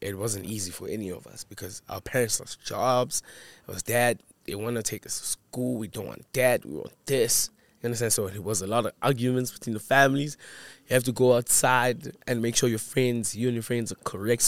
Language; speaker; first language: English; non-native, local second language; Zulu